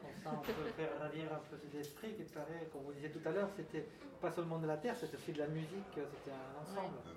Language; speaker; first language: French; native; French